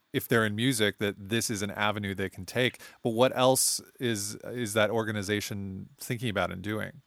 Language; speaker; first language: English; native; English